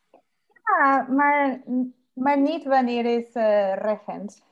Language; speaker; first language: Dutch; non-native, learner; Spanish